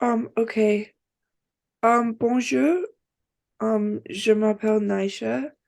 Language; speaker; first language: French; non-native, learner; English